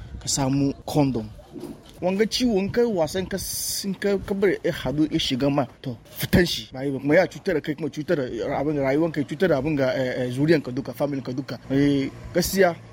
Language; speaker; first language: Hausa; non-native, local second language; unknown